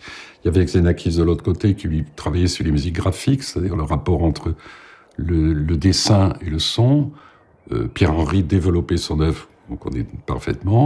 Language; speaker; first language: French; native; French